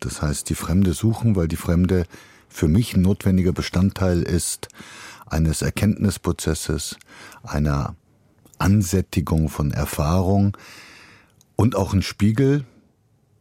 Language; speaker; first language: German; early bilingual, other home language; Bulgarian